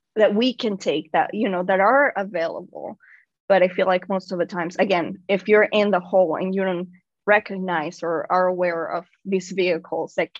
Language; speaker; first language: English; non-native, fluent; Spanish